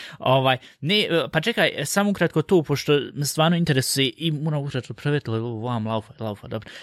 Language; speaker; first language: Bosnian; early bilingual, heritage; Bosnian